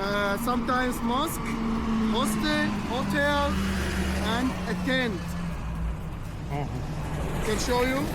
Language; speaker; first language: English; non-native, learner; Arabic